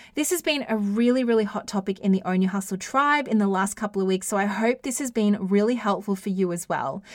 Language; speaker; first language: English; native; English